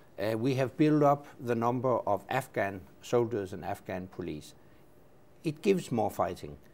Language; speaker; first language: English; non-native, fluent; Danish